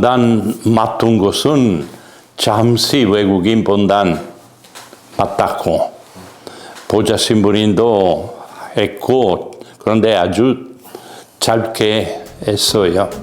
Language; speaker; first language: Korean; non-native, fluent; Italian